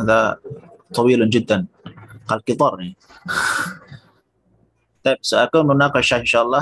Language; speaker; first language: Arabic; non-native, fluent; Indonesian